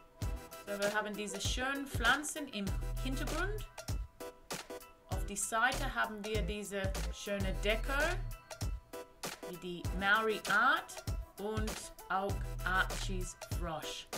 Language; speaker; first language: German; non-native, learner; English